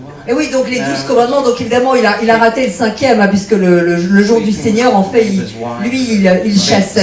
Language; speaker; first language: French; native; French